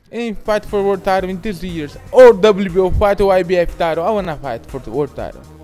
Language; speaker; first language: English; non-native, learner; Portuguese